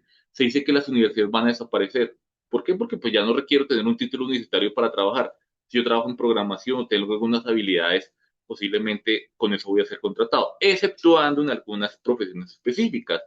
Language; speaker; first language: Spanish; native; Spanish